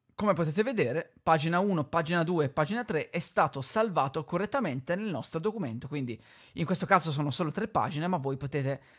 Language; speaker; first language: Italian; native; Italian